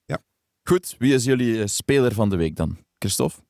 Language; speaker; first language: Dutch; native; Dutch